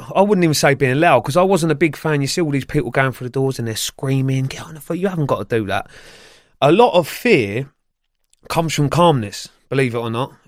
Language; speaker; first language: English; native; English